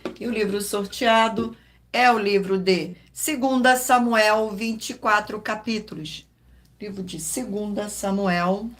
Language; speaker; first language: Portuguese; native; Portuguese